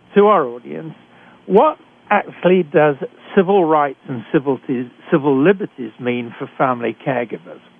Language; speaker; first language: English; native; English